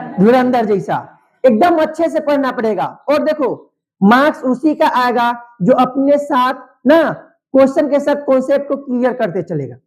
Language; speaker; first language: Hindi; native; Hindi